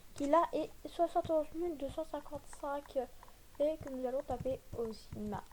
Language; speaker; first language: French; native; French